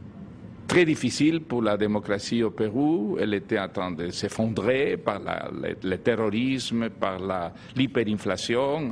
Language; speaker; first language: French; non-native, fluent; Spanish